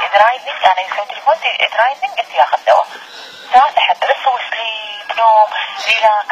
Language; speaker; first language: Arabic; non-native, learner; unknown